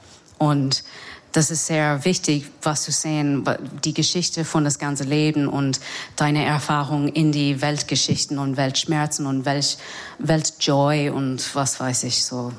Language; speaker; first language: German; non-native, fluent; English